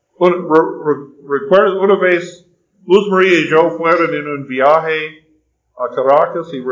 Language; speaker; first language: Spanish; non-native, fluent; English